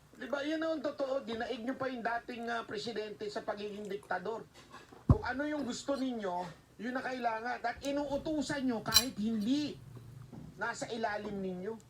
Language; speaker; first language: Filipino; native; Filipino